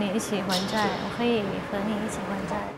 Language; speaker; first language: Chinese; non-native, learner; Thai